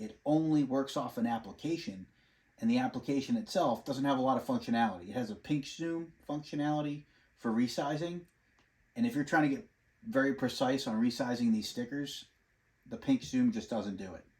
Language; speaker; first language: English; native; English